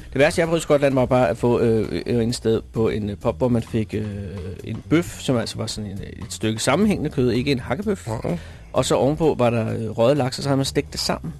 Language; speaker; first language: Danish; native; Danish